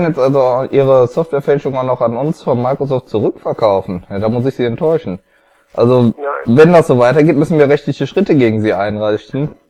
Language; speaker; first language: German; native; German